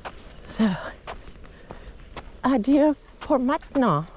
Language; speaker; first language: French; non-native, learner; English